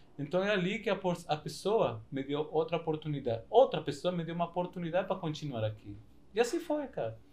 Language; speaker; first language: Portuguese; non-native, fluent; Spanish